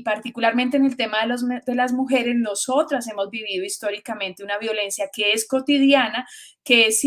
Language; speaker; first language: Spanish; native; Spanish